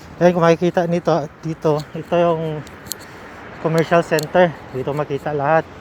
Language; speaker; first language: Filipino; native; Filipino